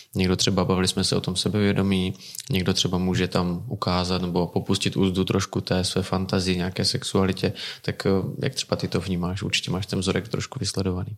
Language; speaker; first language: Czech; native; Czech